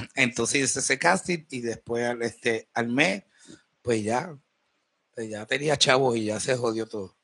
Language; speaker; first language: Spanish; native; Spanish